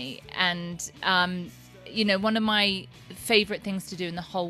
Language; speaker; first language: English; native; English